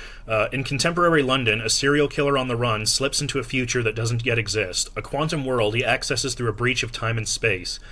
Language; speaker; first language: English; native; English